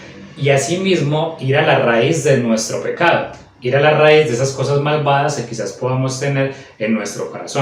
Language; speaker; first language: Spanish; native; Spanish